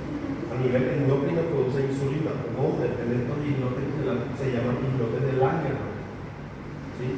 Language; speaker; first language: Spanish; native; Spanish